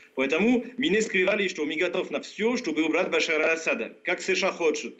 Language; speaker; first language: Russian; non-native, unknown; French